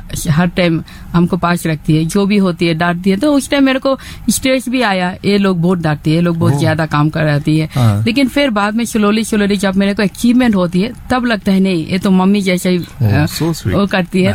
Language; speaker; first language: Hindi; non-native, learner; Bangla